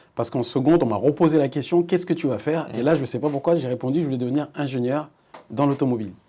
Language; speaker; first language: French; early bilingual, other home language; Wolof